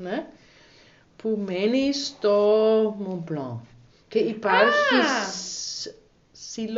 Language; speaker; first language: Greek; non-native, learner; German